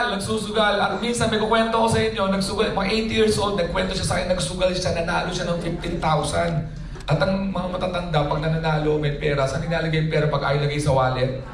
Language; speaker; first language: Filipino; native; Filipino